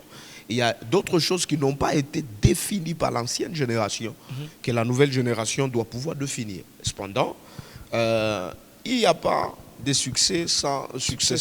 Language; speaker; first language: French; non-native, local second language; Swahili